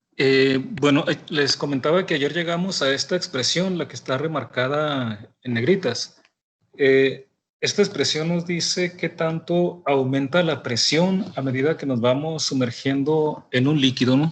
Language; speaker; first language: Spanish; native; Spanish